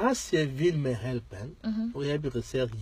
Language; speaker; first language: Dutch; non-native, learner; Lingala